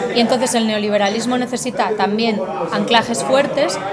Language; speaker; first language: Spanish; native; Spanish